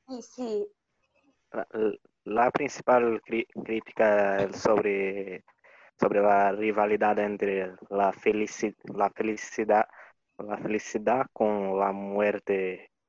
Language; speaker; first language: Spanish; non-native, learner; Portuguese